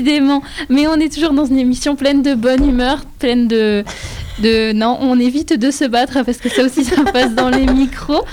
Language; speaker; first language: French; native; French